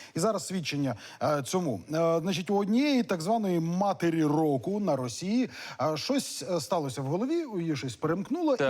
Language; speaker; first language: Ukrainian; native; Ukrainian